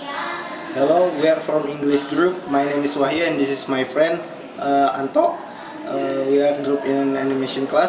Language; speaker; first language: English; non-native, learner; Indonesian